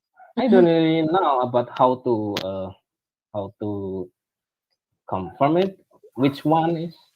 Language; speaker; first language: English; non-native, learner; Indonesian